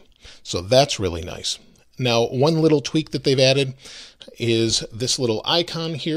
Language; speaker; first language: English; native; English